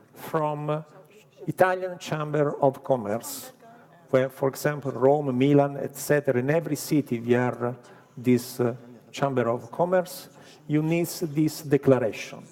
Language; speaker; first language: English; non-native, learner; Italian